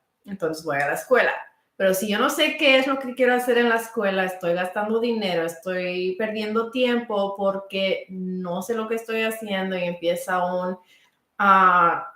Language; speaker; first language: Spanish; early bilingual, heritage; Spanish